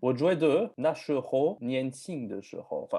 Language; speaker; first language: Chinese; non-native, learner; French